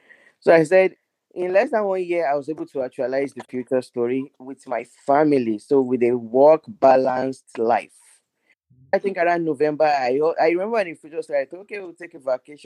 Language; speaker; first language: English; non-native, local second language; Yoruba